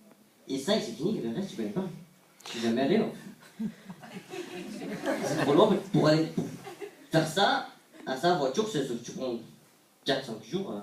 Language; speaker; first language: French; non-native, fluent; Portuguese